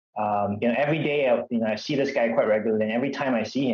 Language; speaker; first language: English; non-native, local second language; Malay